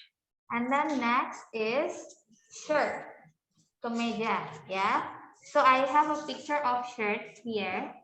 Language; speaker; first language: English; non-native, fluent; Indonesian